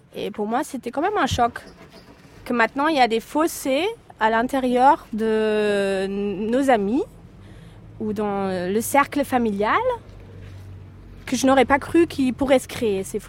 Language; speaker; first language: French; non-native, fluent; German